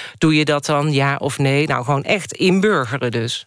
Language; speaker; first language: Dutch; native; Dutch